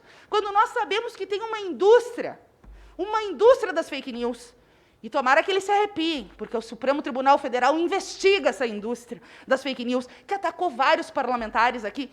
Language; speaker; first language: Portuguese; native; Portuguese